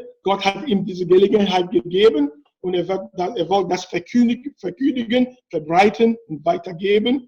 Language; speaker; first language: German; non-native, fluent; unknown